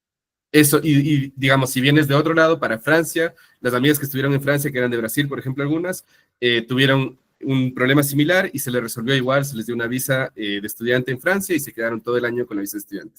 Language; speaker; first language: Spanish; native; Spanish